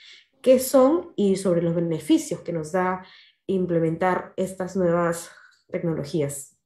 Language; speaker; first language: Spanish; native; Spanish